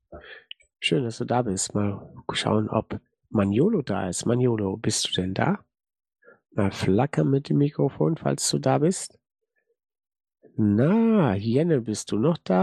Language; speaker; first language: German; native; German